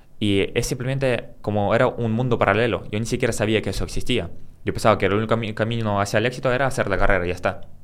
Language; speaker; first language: Spanish; early bilingual, other home language; Russian